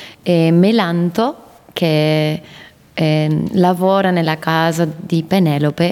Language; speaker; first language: Italian; non-native, fluent; English